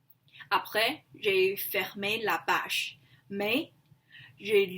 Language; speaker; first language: French; non-native, learner; Chinese